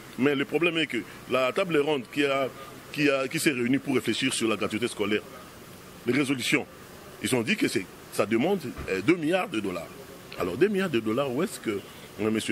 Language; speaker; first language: French; non-native, local second language; Lingala